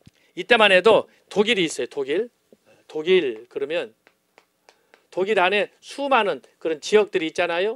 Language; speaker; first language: Korean; native; Korean